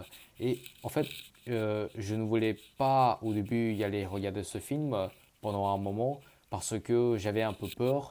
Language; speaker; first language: French; early bilingual, other home language; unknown